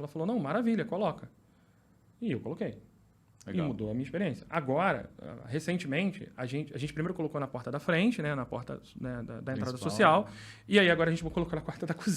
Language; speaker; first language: Portuguese; native; Portuguese